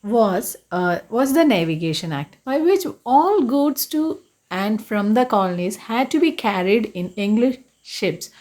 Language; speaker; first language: English; non-native, local second language; Malayalam